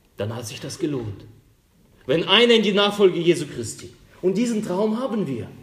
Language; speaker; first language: German; non-native, fluent; Russian